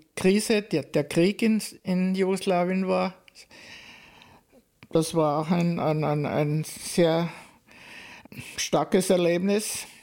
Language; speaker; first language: German; native; German